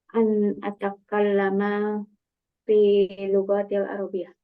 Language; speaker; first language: Arabic; non-native, learner; Indonesian